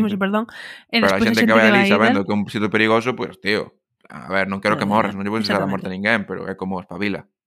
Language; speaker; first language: Galician; non-native, local second language; Spanish